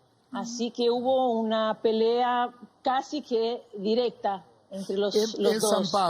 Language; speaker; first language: Spanish; non-native, fluent; Portuguese